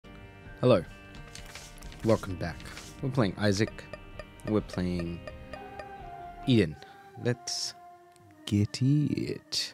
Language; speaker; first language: English; native; English